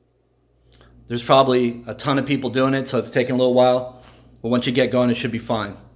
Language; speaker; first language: English; native; English